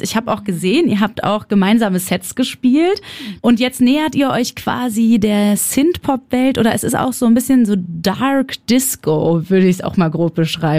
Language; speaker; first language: German; native; German